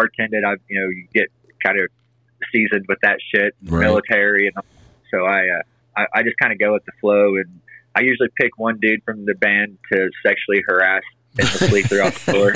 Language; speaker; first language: English; native; English